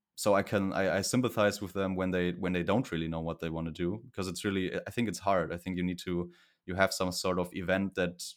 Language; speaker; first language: English; non-native, fluent; German